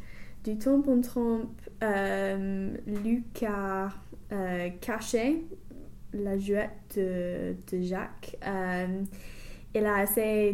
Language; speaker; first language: French; non-native, learner; English